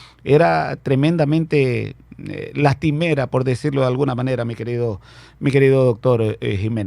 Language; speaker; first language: Spanish; native; Spanish